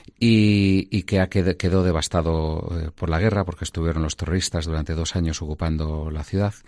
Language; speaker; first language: Spanish; native; Spanish